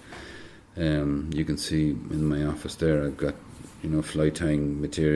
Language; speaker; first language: English; native; English